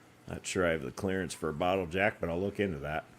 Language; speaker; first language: English; native; English